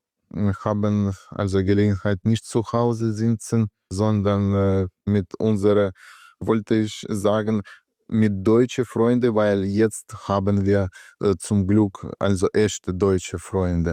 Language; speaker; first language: German; non-native, learner; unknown